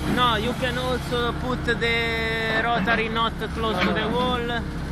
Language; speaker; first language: English; non-native, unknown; Italian